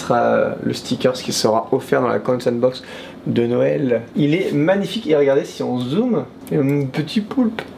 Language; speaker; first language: French; native; French